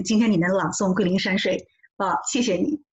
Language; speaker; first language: Chinese; native; Chinese